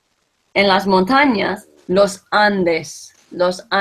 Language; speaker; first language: Spanish; non-native, fluent; English